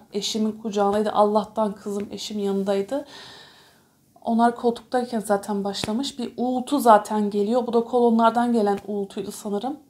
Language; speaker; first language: Turkish; early bilingual, heritage; Turkish